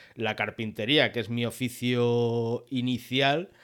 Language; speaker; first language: Spanish; non-native, local second language; Catalan